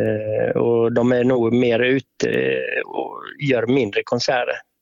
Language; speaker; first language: Swedish; native; Swedish